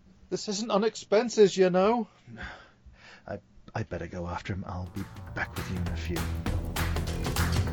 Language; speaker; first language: English; native; English